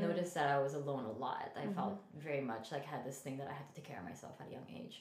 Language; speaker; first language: English; non-native, local second language; Filipino